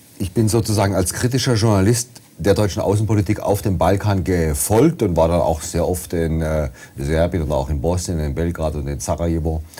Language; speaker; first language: German; native; German